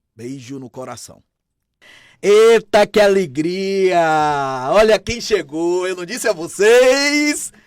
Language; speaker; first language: Portuguese; native; Portuguese